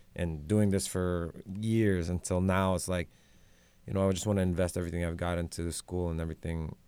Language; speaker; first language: English; non-native, local second language; Filipino